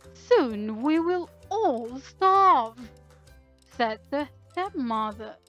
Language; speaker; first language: English; non-native, local second language; Malay